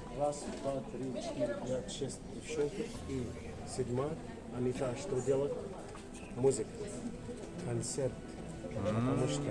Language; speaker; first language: Russian; non-native, learner; Arabic